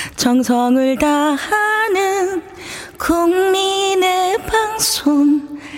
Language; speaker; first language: Korean; native; Korean